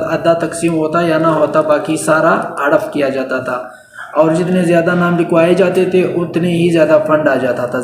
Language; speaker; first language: Urdu; non-native, local second language; Pashto